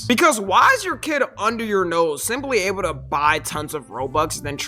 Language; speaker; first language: English; native; English